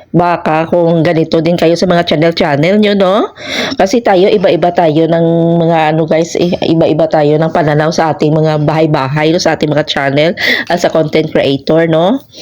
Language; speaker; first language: Filipino; non-native, local second language; Hiligaynon